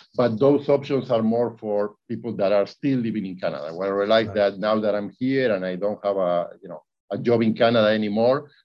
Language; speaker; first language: English; non-native, fluent; Spanish